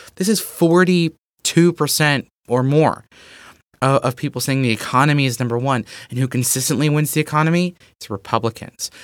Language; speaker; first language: English; native; English